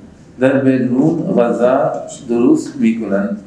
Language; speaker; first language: Persian; non-native, learner; Urdu